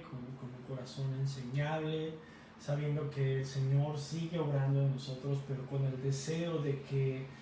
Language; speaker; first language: Spanish; native; Spanish